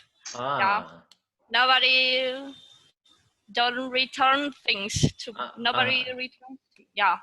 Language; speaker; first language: English; non-native, learner; Vietnamese